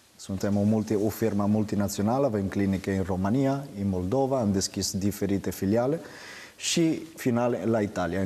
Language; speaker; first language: Romanian; non-native, learner; Italian